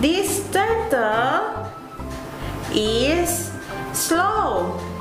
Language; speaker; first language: English; non-native, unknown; Indonesian